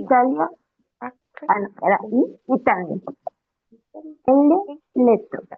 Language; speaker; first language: Italian; non-native, learner; Spanish